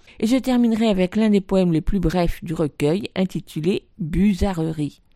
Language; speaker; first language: French; native; French